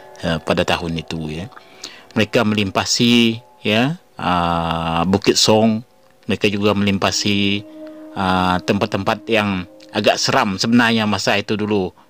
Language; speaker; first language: Malay; non-native, local second language; Iban